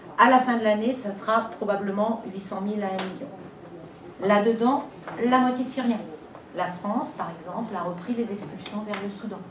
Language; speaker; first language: French; native; French